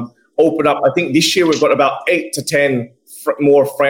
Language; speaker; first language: English; native; English